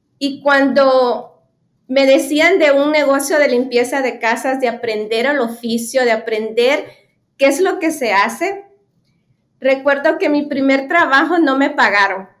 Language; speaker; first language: Spanish; native; Spanish